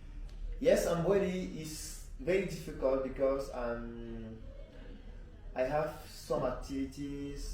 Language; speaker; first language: English; non-native, learner; French